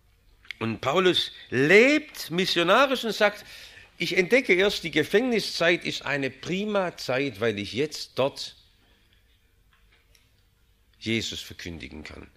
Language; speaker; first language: German; native; German